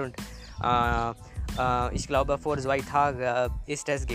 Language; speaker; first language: German; non-native, learner; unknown